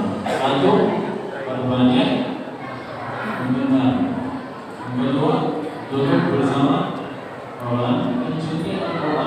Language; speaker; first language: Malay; non-native, learner; Arabic